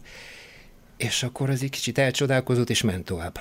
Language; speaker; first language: Hungarian; non-native, fluent; Bulgarian